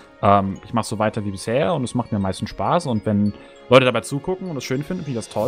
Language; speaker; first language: German; native; German